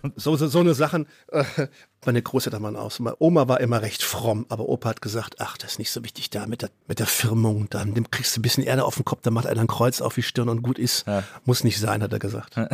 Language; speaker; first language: German; native; German